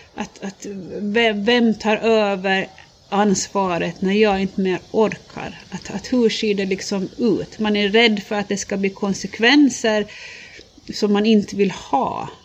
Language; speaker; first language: Swedish; native; Swedish